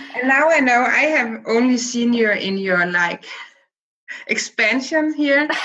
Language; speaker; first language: English; non-native, fluent; Danish